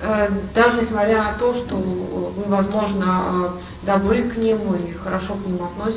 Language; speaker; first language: Russian; native; Russian